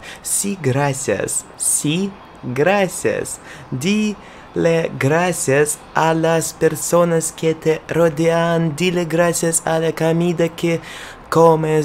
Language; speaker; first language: Spanish; non-native, learner; Russian